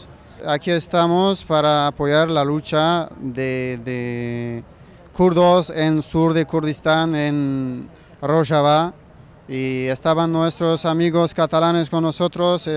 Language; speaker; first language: Spanish; non-native, learner; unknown